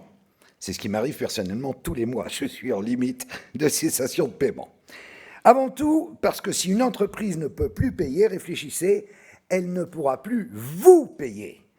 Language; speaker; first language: French; native; French